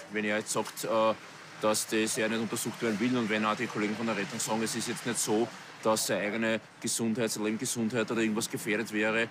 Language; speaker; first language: German; native; German